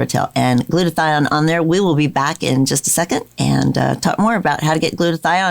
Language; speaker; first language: English; native; English